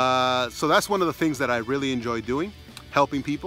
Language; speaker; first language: English; early bilingual, other home language; Spanish